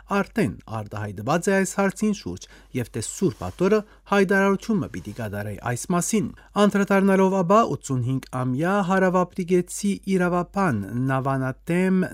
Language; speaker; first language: Armenian; early bilingual, heritage; Armenian